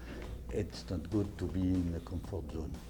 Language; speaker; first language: English; non-native, learner; French